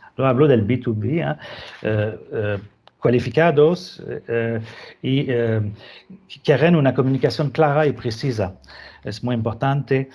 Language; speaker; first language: Spanish; non-native, fluent; French